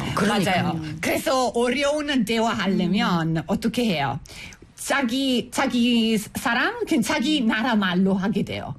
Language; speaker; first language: Korean; non-native, fluent; Italian